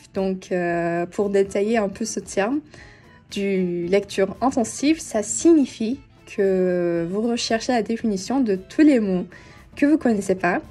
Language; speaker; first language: French; non-native, fluent; Turkish